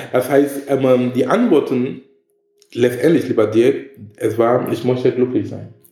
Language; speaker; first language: German; non-native, fluent; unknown